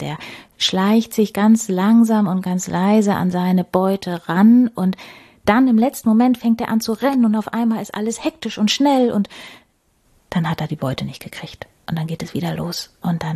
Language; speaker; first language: German; native; German